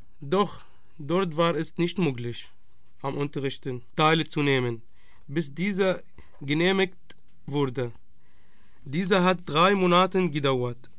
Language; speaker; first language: German; non-native, learner; Arabic